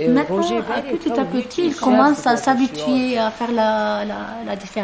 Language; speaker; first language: French; non-native, fluent; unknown